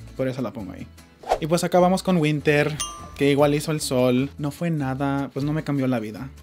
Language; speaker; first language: Spanish; early bilingual, heritage; Spanish